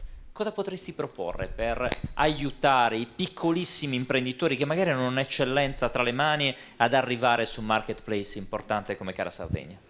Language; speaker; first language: Italian; native; Italian